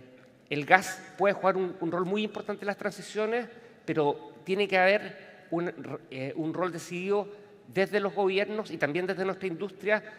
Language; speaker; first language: Spanish; native; Spanish